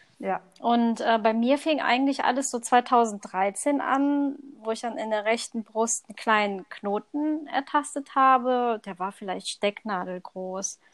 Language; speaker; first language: German; early bilingual, other home language; Thai